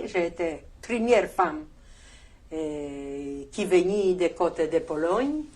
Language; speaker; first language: French; non-native, learner; Polish